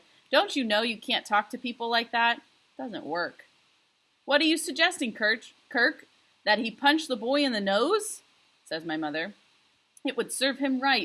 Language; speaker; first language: English; native; English